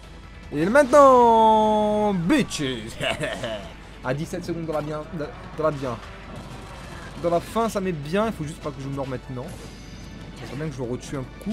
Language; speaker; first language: French; native; French